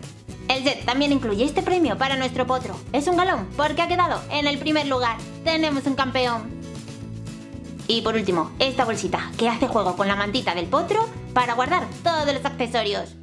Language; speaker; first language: Spanish; native; Spanish